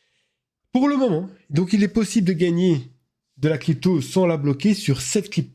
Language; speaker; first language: French; native; French